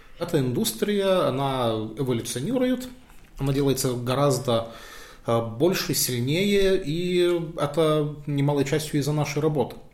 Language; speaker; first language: Russian; non-native, fluent; Lithuanian